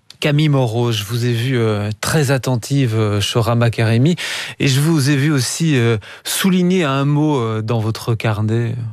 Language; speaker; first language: French; native; French